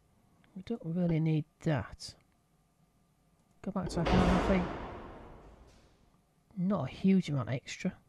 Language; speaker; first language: English; native; English